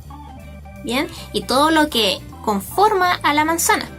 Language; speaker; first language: Spanish; native; Spanish